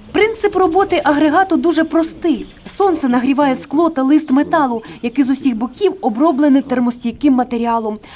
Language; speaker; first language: Ukrainian; native; Ukrainian